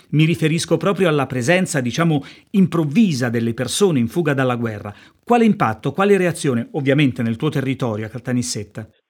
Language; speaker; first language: Italian; native; Italian